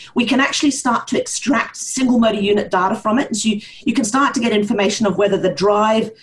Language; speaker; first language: English; early bilingual, heritage; Norwegian